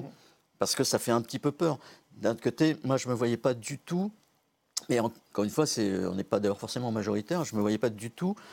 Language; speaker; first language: French; native; French